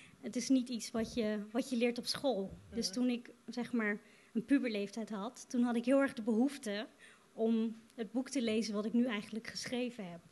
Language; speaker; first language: Dutch; native; Dutch